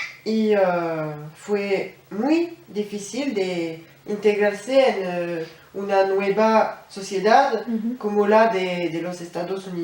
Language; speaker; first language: Spanish; non-native, learner; French